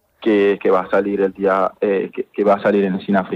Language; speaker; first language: Spanish; non-native, fluent; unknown